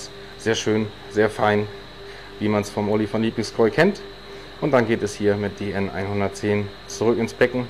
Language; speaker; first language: German; native; German